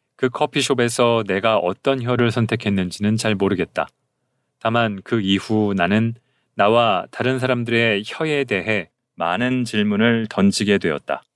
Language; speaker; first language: Korean; native; Korean